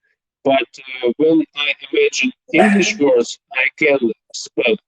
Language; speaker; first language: English; non-native, learner; Belarusian